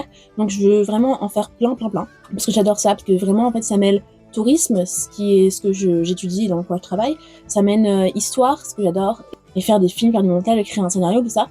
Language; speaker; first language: French; native; French